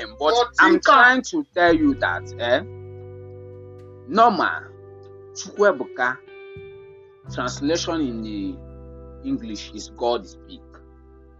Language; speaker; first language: English; non-native, local second language; Igbo